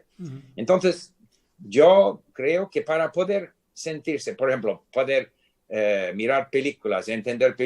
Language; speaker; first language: Spanish; non-native, fluent; English